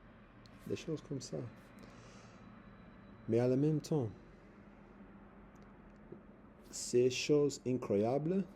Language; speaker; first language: French; non-native, learner; English